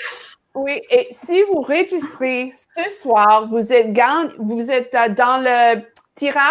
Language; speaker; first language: French; non-native, learner; English